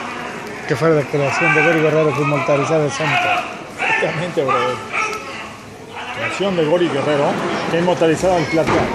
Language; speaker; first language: Spanish; native; Spanish